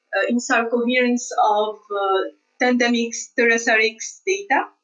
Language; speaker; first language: English; non-native, fluent; Arabic